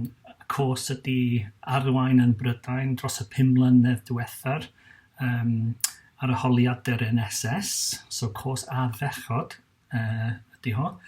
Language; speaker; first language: Welsh; non-native, local second language; English